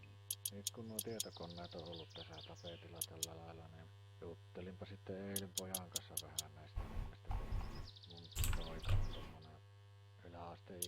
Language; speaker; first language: Finnish; native; Finnish